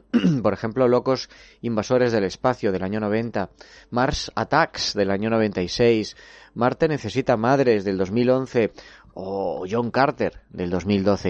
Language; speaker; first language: Spanish; native; Spanish